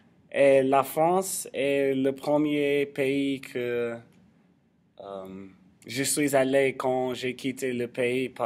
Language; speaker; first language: French; non-native, learner; English